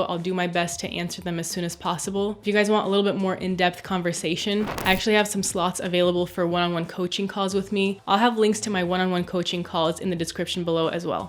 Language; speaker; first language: English; native; English